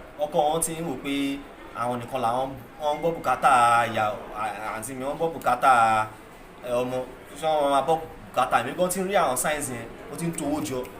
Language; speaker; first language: Yoruba; non-native, local second language; Igbo